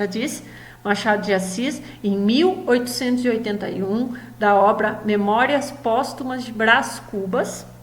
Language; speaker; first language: Portuguese; native; Portuguese